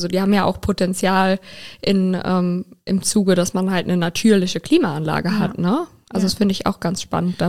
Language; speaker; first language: German; native; German